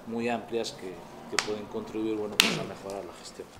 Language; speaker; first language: Spanish; native; Spanish